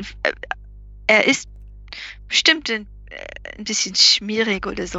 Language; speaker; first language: German; non-native, fluent; English